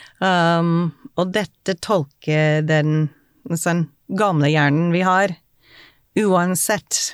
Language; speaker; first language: Norwegian; non-native, fluent; English